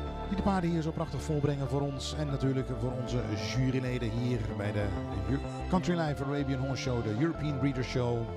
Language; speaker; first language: Dutch; native; Dutch